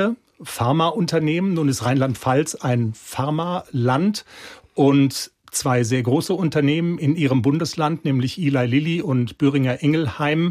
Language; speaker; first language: German; native; German